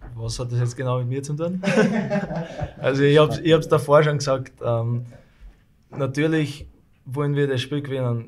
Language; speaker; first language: German; native; German